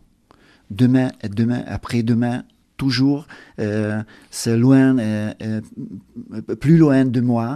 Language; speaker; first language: French; non-native, learner; Hungarian